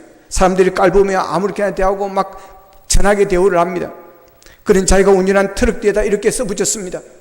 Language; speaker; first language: Korean; native; Korean